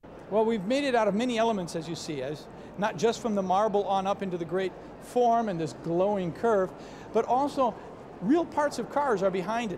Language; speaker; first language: English; native; English